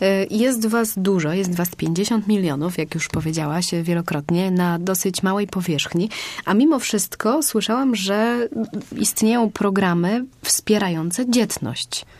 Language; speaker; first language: Polish; native; Polish